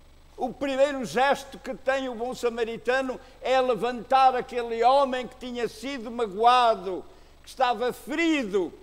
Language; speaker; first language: Portuguese; native; Portuguese